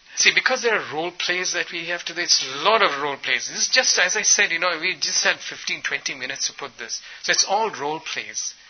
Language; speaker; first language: English; early bilingual, other home language; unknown